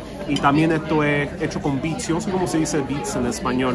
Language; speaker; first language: Spanish; non-native, learner; English